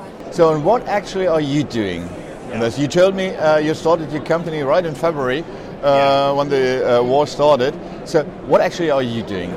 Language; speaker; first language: English; non-native, fluent; German